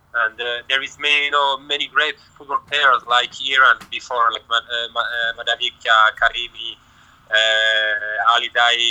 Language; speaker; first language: English; non-native, learner; French